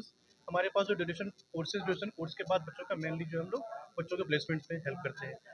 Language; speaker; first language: Hindi; native; Hindi